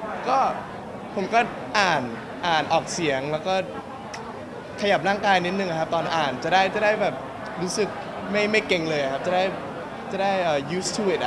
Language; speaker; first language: Thai; non-native, local second language; English